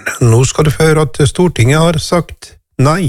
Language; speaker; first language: Norwegian; native; Norwegian